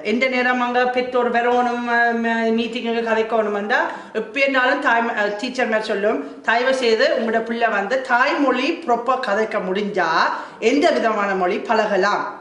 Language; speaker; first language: Tamil; non-native, fluent; German